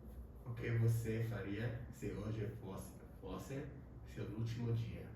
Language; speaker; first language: Portuguese; non-native, learner; English